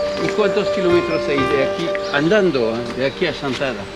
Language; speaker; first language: Spanish; non-native, learner; French